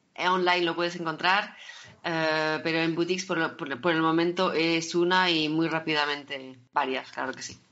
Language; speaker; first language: Spanish; early bilingual, heritage; French